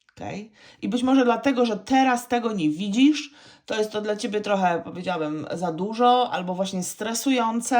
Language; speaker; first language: Polish; native; Polish